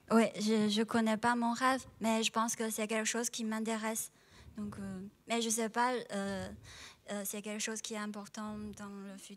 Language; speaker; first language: French; non-native, fluent; Chinese